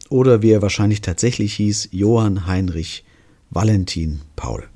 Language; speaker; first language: German; native; German